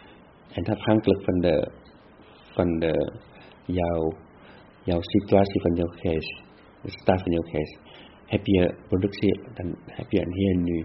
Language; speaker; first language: Dutch; non-native, fluent; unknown